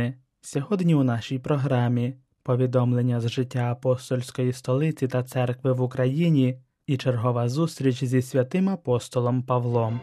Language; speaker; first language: Ukrainian; native; Ukrainian